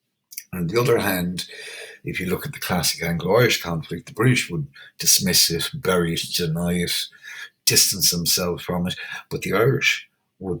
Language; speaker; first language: English; native; English